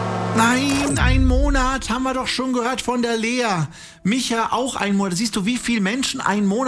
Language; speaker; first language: German; native; German